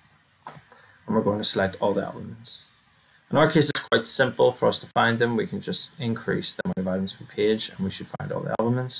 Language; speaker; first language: English; native; English